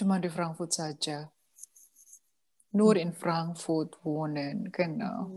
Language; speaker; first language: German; non-native, learner; Indonesian